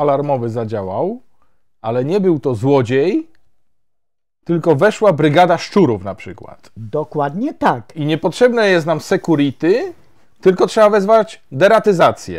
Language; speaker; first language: Polish; native; Polish